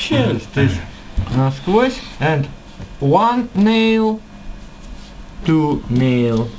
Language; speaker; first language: English; non-native, learner; Russian